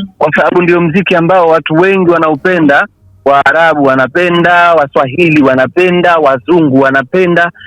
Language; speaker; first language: Swahili; native; Swahili